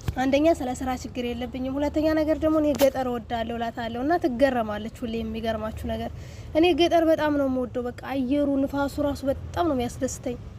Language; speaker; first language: Amharic; native; Amharic